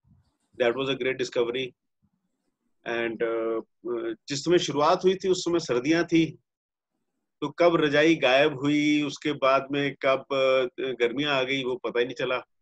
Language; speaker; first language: Hindi; native; Hindi